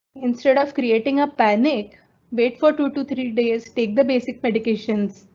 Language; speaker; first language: English; non-native, local second language; Marathi